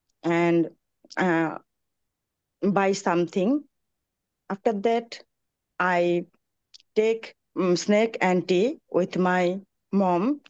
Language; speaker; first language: English; non-native, learner; Bangla